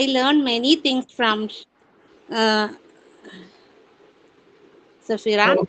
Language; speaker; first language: English; non-native, learner; Malayalam